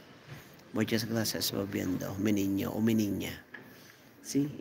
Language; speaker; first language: Spanish; non-native, learner; Iloko